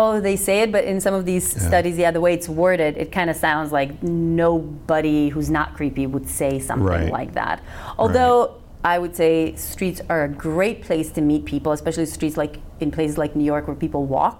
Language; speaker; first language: English; non-native, fluent; Macedonian